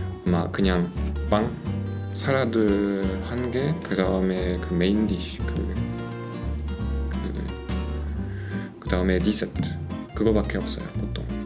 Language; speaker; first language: Korean; non-native, learner; French